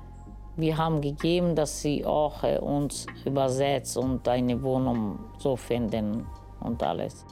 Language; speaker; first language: German; non-native, learner; Romany